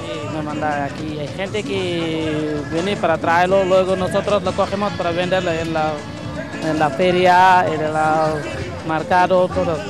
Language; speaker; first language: Spanish; non-native, learner; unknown